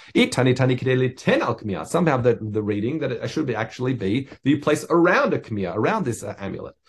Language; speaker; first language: English; native; English